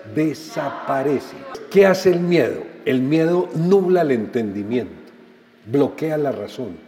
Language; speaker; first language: Spanish; native; Spanish